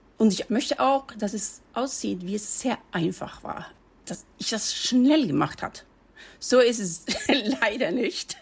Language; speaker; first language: German; non-native, fluent; Norwegian